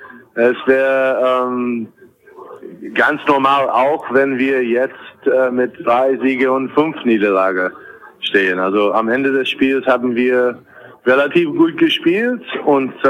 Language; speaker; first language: German; non-native, fluent; English